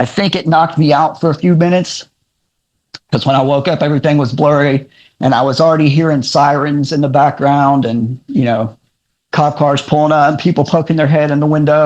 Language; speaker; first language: English; native; English